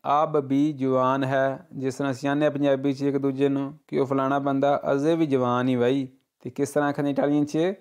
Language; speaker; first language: Urdu; non-native, local second language; Punjabi